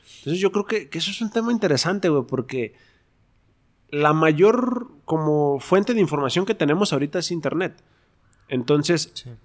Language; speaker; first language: Spanish; native; Spanish